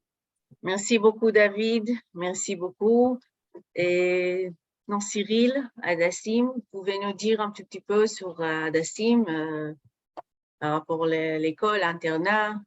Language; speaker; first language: French; non-native, fluent; Hebrew